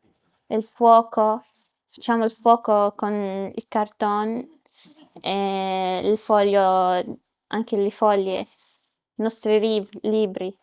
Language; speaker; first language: Italian; non-native, learner; Arabic